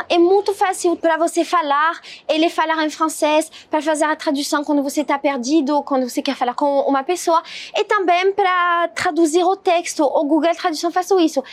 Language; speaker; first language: Portuguese; non-native, fluent; French